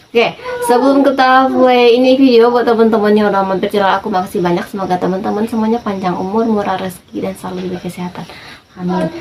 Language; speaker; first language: Indonesian; native; Indonesian